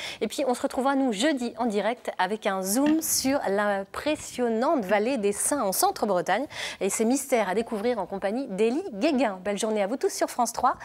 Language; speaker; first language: French; native; French